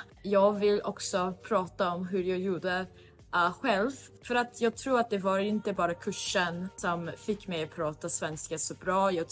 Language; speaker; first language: Swedish; non-native, fluent; English